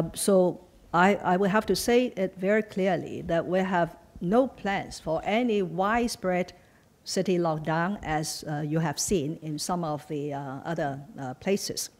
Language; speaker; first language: English; non-native, local second language; Chinese